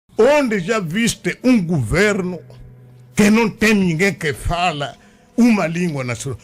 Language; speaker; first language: Portuguese; non-native, local second language; Kongo